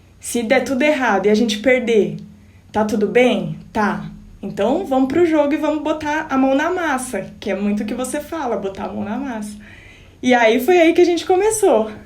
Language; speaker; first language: Portuguese; native; Portuguese